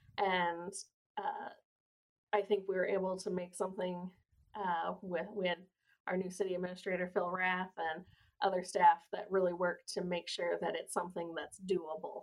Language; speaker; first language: English; native; English